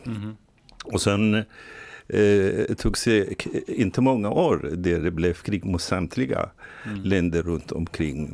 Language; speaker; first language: Swedish; non-native, fluent; Tigrinya